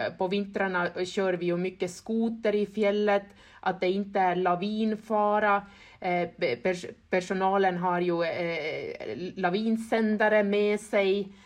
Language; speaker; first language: Swedish; non-native, fluent; Estonian